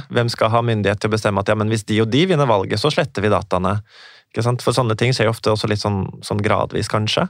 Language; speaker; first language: Norwegian; native; Norwegian